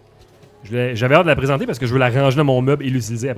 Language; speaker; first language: French; native; French